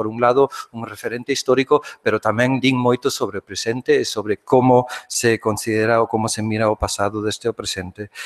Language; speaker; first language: Galician; non-native, fluent; German